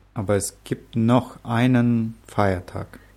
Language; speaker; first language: German; native; German